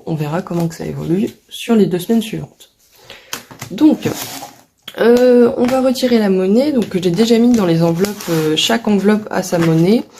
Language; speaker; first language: French; native; French